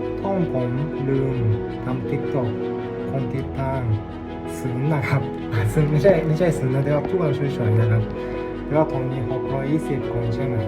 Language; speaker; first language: Thai; non-native, learner; Japanese